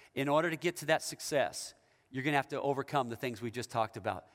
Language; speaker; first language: English; native; English